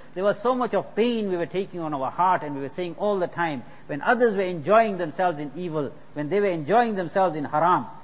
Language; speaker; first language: English; native; English